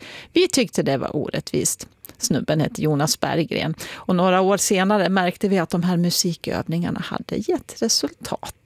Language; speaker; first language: Swedish; native; Swedish